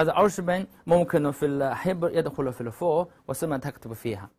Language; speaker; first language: Arabic; non-native, learner; Chinese